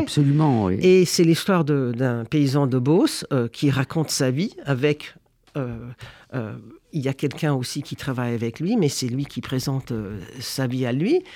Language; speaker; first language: French; non-native, fluent; English